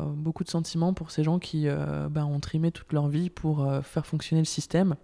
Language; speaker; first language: French; native; French